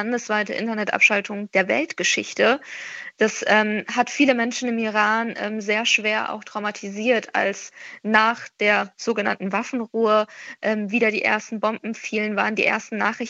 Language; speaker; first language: German; early bilingual, other home language; Persian